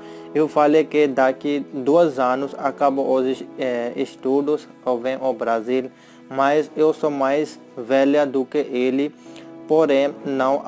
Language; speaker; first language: Portuguese; non-native, learner; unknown